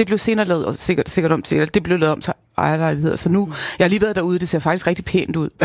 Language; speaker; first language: Danish; native; Danish